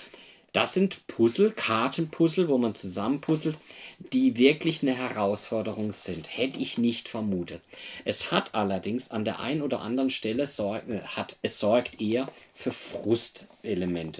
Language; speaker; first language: German; native; German